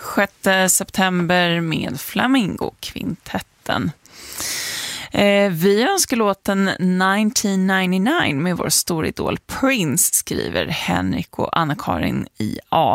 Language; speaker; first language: Swedish; native; Swedish